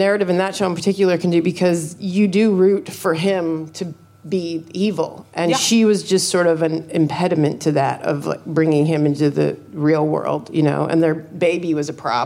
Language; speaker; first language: English; native; English